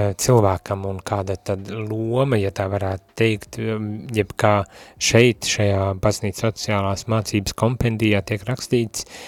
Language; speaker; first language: Latvian; native; Latvian